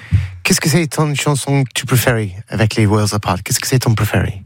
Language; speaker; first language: French; non-native, learner; English